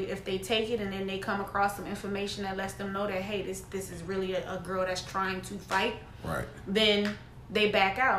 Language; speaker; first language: English; native; English